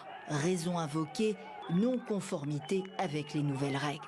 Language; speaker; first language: French; native; French